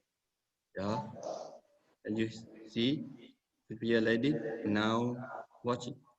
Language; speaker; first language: English; non-native, learner; Thai